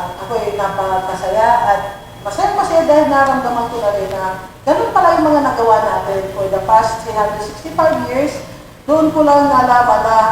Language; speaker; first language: Filipino; non-native, local second language; Pangasinan